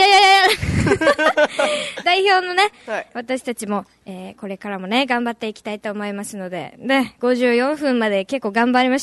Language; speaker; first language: Japanese; native; Japanese